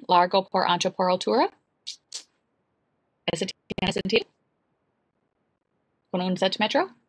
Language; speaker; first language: Spanish; non-native, learner; English